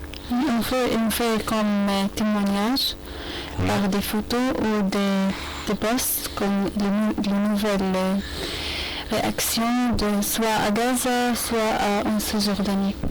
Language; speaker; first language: French; non-native, learner; Arabic